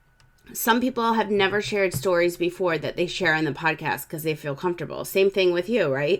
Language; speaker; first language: English; native; English